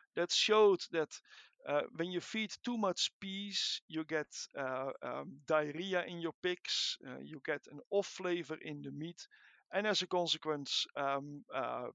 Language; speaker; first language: English; non-native, fluent; Dutch